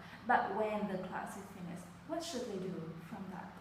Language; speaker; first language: English; non-native, fluent; Vietnamese